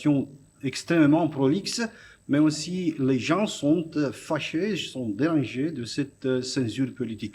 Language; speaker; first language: French; non-native, fluent; Romanian